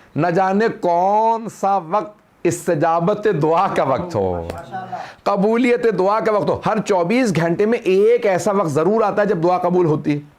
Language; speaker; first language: Urdu; native; Urdu